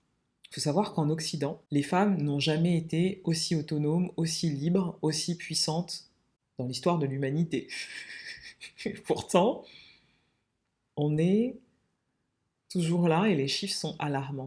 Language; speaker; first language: French; native; French